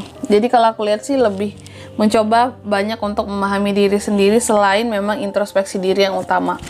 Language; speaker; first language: Indonesian; native; Indonesian